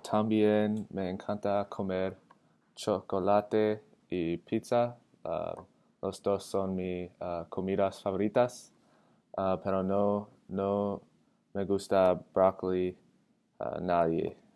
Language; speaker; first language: Spanish; non-native, learner; English